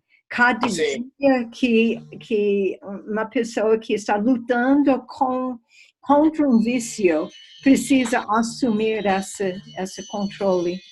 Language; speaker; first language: Portuguese; non-native, fluent; English